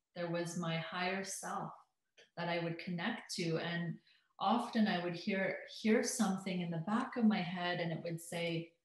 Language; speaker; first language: English; native; English